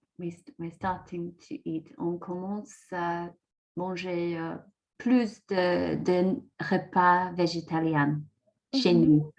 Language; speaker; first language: French; non-native, learner; English